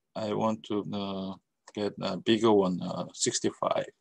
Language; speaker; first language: English; non-native, fluent; Korean